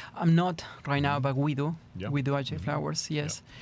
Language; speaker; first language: English; non-native, fluent; Spanish